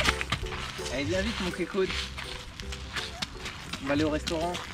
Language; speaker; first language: French; native; French